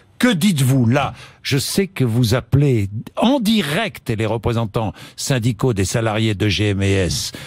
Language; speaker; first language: French; native; French